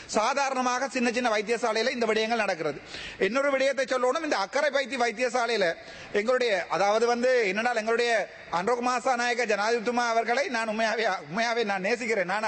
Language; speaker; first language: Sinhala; non-native, local second language; Tamil